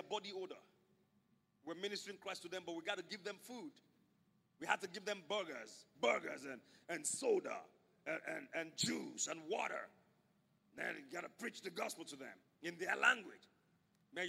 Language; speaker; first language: English; non-native, local second language; Yoruba